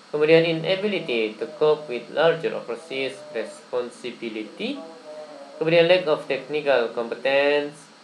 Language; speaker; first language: English; non-native, fluent; Indonesian